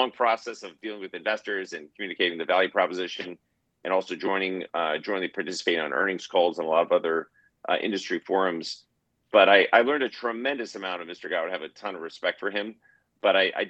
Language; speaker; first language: English; native; English